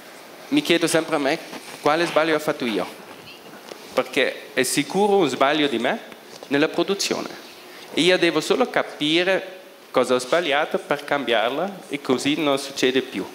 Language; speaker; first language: Italian; non-native, local second language; German